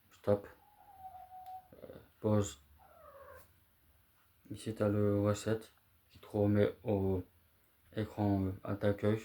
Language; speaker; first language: French; native; French